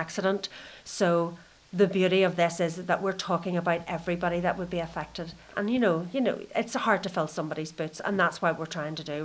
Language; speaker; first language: English; native; English